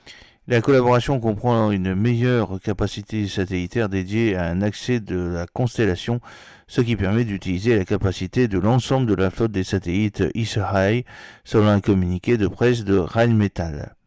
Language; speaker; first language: French; native; French